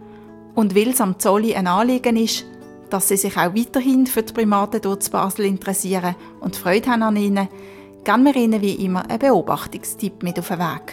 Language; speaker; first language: German; native; German